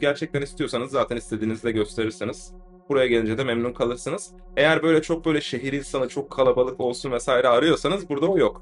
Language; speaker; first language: Turkish; native; Turkish